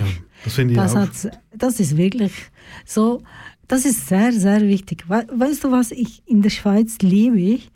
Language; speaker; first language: German; non-native, learner; Turkish